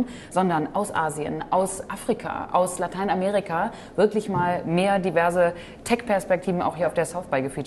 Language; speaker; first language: German; native; German